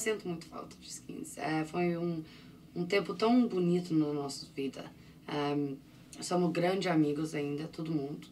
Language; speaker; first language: Portuguese; early bilingual, heritage; English